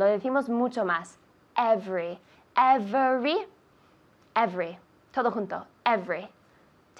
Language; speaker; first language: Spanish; non-native, fluent; English